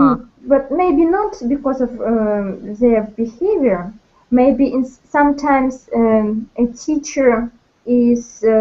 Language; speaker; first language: English; non-native, learner; Russian